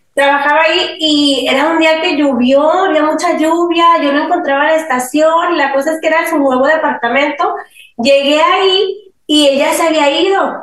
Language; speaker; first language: Spanish; early bilingual, heritage; Spanish